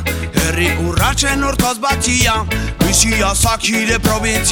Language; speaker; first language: Basque; native; Basque